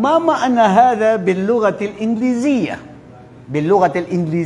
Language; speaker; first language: Arabic; non-native, fluent; Filipino